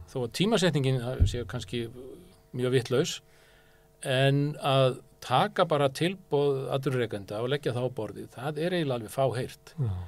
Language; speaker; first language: Icelandic; native; Icelandic